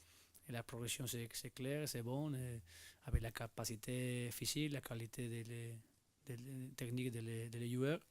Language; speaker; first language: French; non-native, learner; Spanish